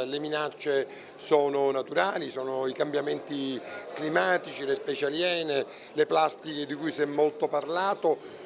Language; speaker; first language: Italian; native; Italian